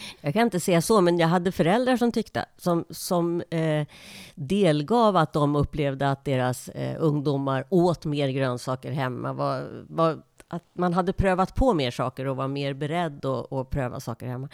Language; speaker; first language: Swedish; native; Swedish